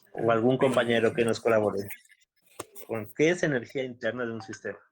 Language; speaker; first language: Spanish; native; Spanish